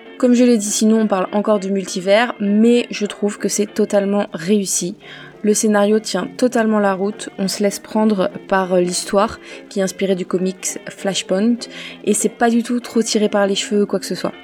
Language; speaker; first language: French; native; French